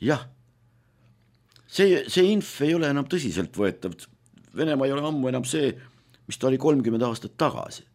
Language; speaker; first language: Estonian; native; Estonian